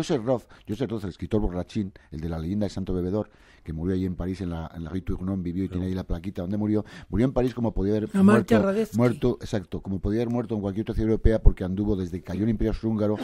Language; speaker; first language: Spanish; native; Spanish